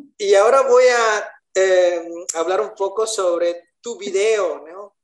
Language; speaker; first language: Spanish; non-native, fluent; Indonesian